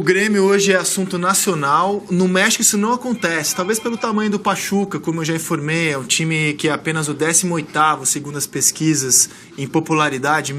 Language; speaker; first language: Portuguese; native; Portuguese